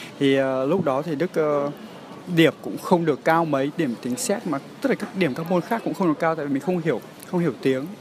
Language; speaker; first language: Vietnamese; early bilingual, heritage; Vietnamese